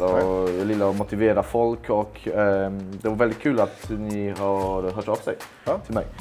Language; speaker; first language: Swedish; early bilingual, other home language; Polish